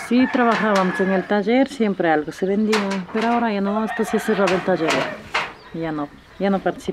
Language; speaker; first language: Spanish; native; Spanish